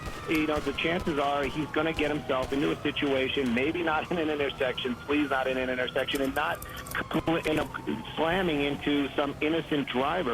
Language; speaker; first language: English; native; English